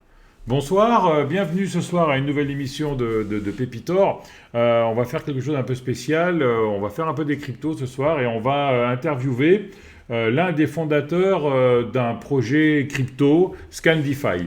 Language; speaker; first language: French; native; French